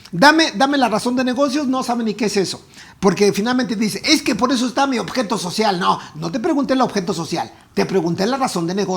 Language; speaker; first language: Spanish; native; Spanish